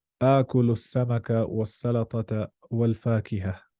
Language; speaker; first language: Arabic; non-native, fluent; English